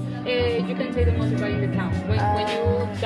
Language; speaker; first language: English; non-native, learner; Spanish